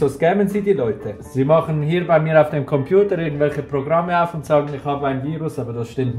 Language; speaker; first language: German; native; German